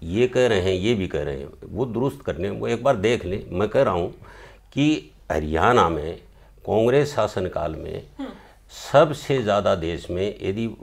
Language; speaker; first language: Hindi; native; Hindi